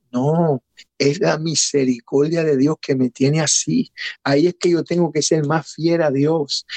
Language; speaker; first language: Spanish; early bilingual, heritage; Spanish